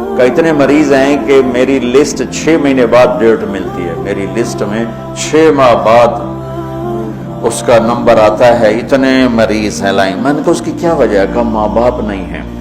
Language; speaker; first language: Urdu; non-native, local second language; Punjabi